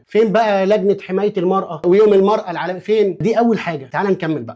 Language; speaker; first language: Arabic; native; Arabic